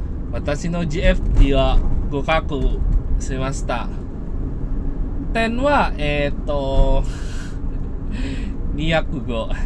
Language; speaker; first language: Japanese; non-native, learner; Indonesian